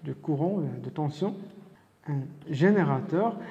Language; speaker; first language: French; non-native, local second language; Arabic